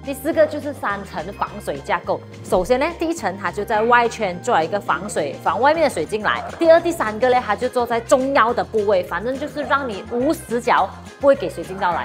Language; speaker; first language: Chinese; native; Chinese